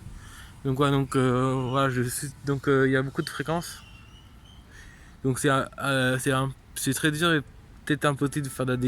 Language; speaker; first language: French; native; French